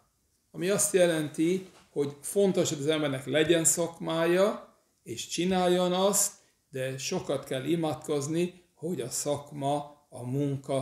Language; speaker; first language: Hungarian; early bilingual, heritage; English